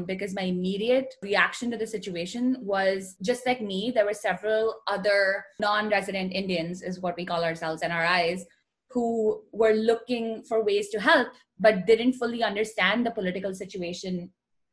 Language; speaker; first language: English; non-native, local second language; Hindi